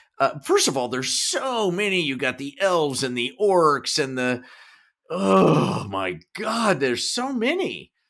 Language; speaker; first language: English; native; English